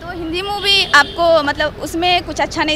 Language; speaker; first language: Hindi; native; Hindi